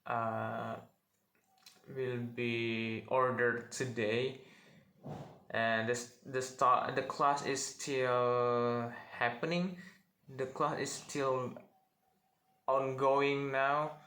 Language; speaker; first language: English; non-native, learner; Indonesian